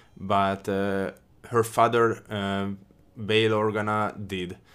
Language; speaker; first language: English; non-native, fluent; Hungarian